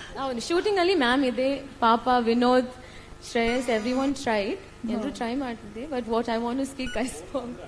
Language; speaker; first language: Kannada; non-native, learner; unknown